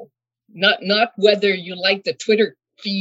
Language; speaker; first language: English; non-native, fluent; French